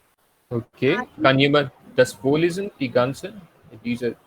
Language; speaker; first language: German; non-native, fluent; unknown